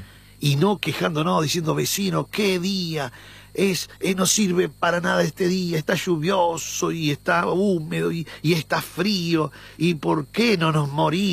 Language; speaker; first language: Spanish; native; Spanish